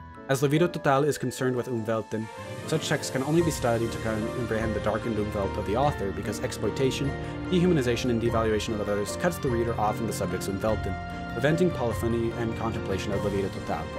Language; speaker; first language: English; native; English